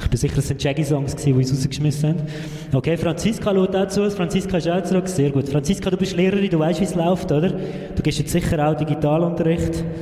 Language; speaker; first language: German; native; German